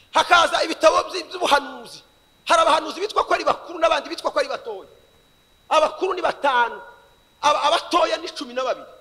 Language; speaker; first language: Kinyarwanda; early bilingual, heritage; Kinyarwanda